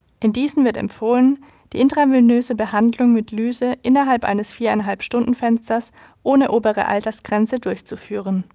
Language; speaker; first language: German; native; German